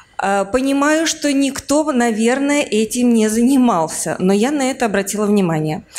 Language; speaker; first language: Russian; native; Russian